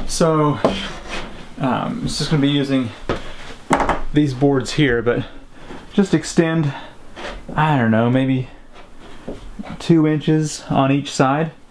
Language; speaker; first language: English; native; English